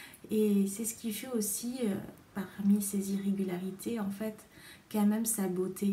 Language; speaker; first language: French; native; French